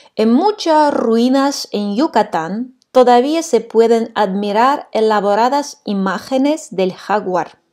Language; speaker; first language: Spanish; non-native, fluent; Russian